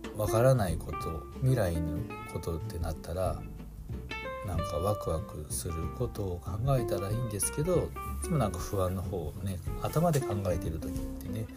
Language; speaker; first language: Japanese; native; Japanese